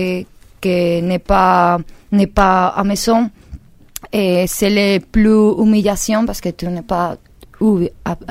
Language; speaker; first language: French; non-native, learner; Spanish